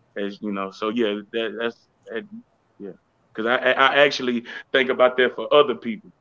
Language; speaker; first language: English; native; English